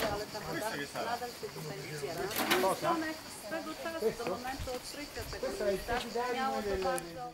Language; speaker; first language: Polish; native; Polish